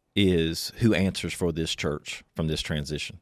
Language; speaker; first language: English; native; English